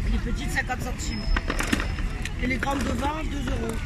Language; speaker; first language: French; native; French